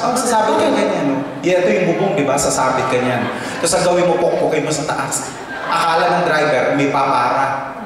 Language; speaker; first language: Filipino; native; Filipino